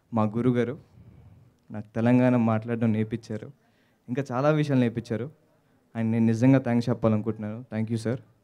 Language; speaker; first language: Telugu; native; Telugu